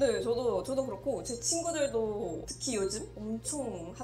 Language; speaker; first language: Korean; non-native, fluent; Indonesian